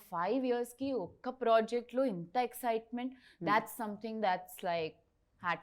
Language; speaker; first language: Telugu; non-native, learner; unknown